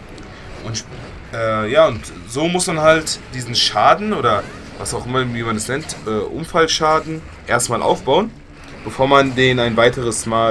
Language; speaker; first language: German; native; German